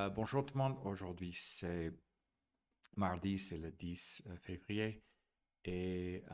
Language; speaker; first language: French; non-native, fluent; English